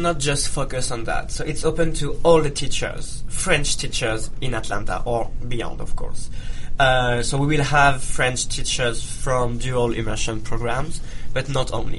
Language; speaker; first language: English; non-native, fluent; Italian